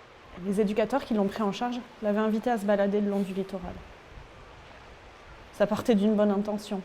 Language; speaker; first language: French; native; French